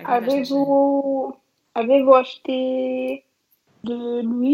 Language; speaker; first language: French; non-native, learner; Russian